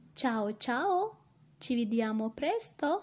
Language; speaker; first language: Italian; non-native, fluent; Sinhala